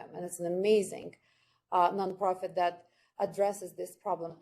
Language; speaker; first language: English; non-native, fluent; Ukrainian